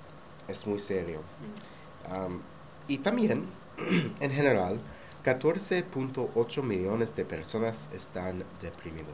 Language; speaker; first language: Spanish; non-native, learner; English